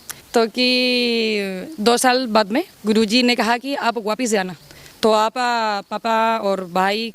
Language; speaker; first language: Hindi; non-native, learner; Spanish